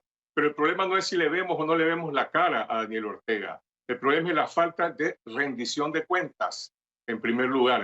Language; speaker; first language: Spanish; native; Spanish